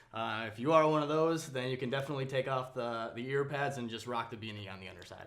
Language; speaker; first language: English; native; English